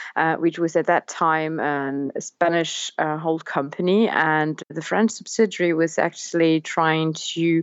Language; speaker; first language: English; non-native, fluent; German